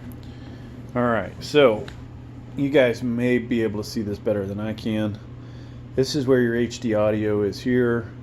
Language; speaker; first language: English; native; English